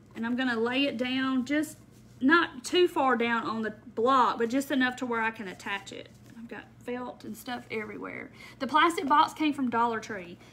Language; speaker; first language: English; native; English